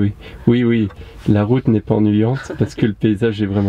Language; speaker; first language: French; native; French